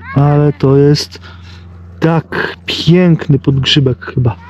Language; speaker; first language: Polish; native; Polish